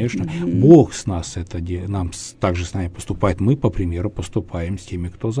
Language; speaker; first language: Russian; native; Russian